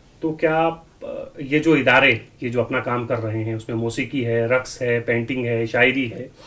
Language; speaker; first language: Hindi; native; Hindi